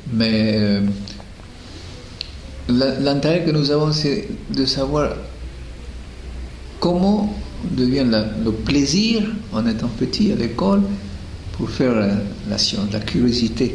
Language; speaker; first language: French; non-native, fluent; Spanish